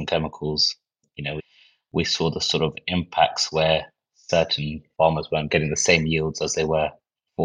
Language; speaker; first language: English; native; English